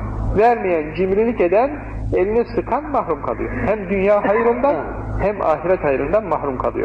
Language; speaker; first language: Turkish; native; Turkish